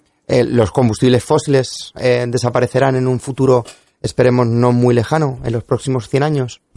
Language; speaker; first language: Spanish; native; Spanish